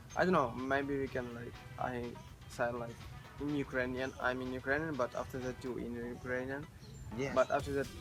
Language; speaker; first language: English; non-native, learner; Ukrainian